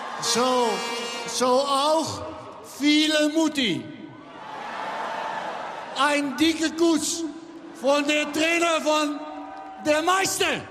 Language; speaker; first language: German; non-native, learner; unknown